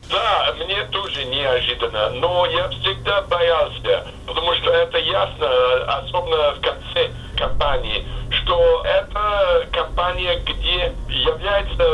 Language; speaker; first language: Russian; non-native, fluent; English